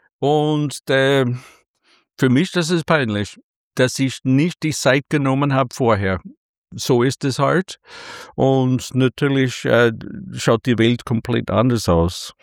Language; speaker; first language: German; non-native, fluent; English